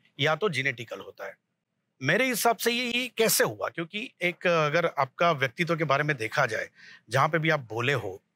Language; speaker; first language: Hindi; non-native, local second language; Gujarati